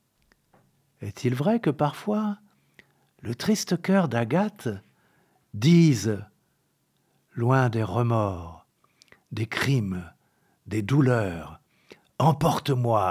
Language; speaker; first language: French; native; French